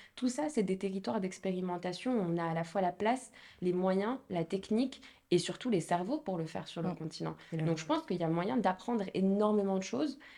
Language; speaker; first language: French; non-native, local second language; Arabic